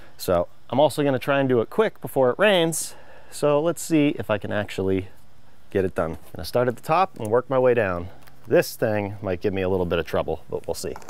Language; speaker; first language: English; native; English